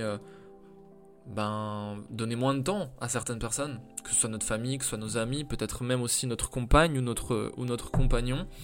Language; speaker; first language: French; native; French